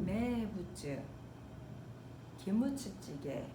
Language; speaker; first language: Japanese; non-native, fluent; Korean